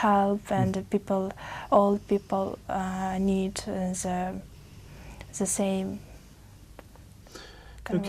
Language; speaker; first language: English; non-native, learner; Uzbek